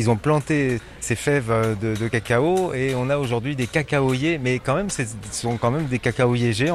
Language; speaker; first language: French; native; French